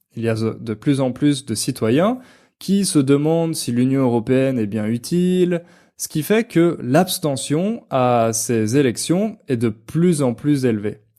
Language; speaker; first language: French; native; French